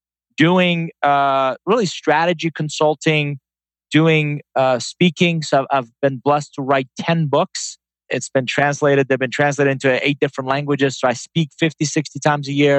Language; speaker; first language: English; non-native, fluent; Persian